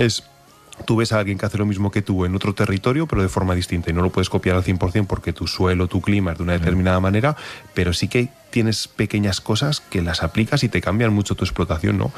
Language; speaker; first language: Spanish; native; Spanish